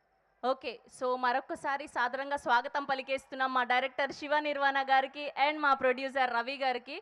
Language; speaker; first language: Telugu; native; Telugu